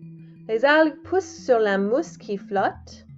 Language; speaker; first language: French; non-native, learner; English